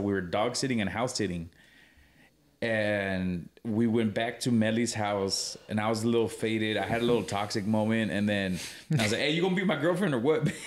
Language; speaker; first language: English; early bilingual, other home language; Spanish